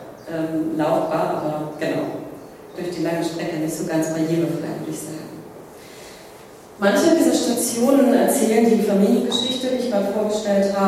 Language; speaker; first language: German; native; German